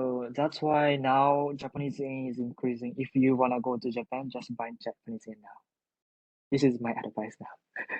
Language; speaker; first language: English; non-native, learner; Japanese